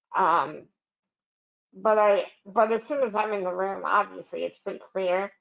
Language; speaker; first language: English; native; English